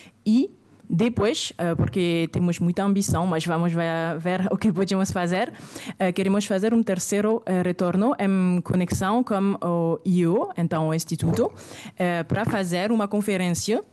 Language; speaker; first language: Portuguese; non-native, fluent; French